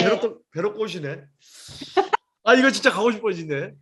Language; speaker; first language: Korean; native; Korean